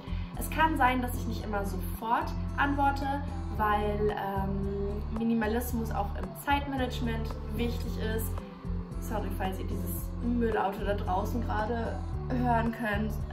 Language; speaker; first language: German; native; German